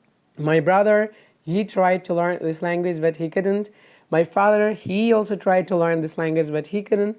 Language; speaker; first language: English; non-native, fluent; Bangla